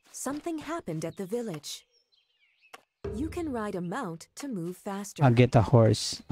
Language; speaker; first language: English; non-native, local second language; Filipino